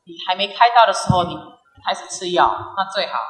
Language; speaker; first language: Chinese; early bilingual, heritage; Chinese